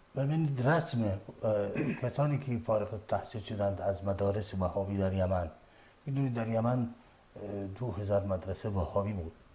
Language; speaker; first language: Persian; non-native, fluent; Arabic